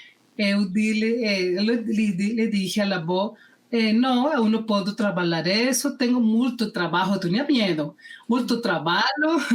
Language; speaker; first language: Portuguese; non-native, fluent; Spanish